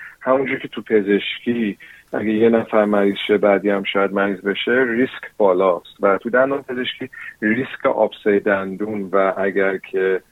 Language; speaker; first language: Persian; early bilingual, heritage; Persian